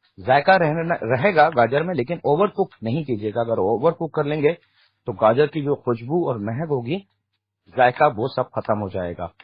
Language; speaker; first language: Urdu; native; Urdu